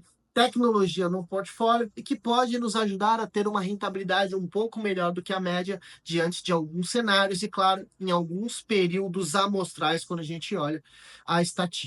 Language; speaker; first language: Portuguese; native; Portuguese